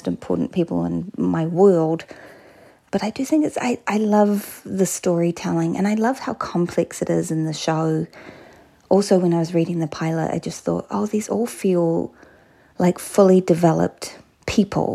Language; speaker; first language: English; native; English